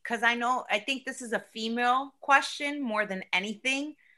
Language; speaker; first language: English; early bilingual, other home language; Spanish